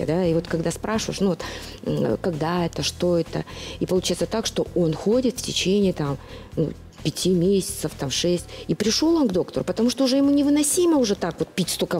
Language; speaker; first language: Russian; native; Russian